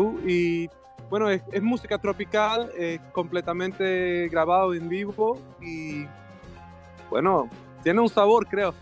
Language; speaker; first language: Spanish; non-native, fluent; Swedish